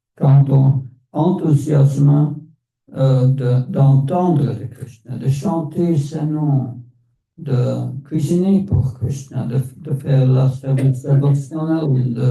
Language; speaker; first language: French; non-native, fluent; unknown